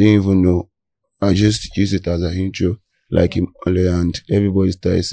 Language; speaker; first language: English; non-native, local second language; Yoruba